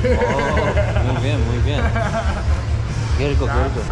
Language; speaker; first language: Spanish; non-native, learner; Korean